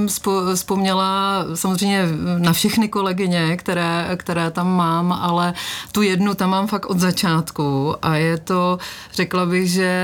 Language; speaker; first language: Czech; native; Czech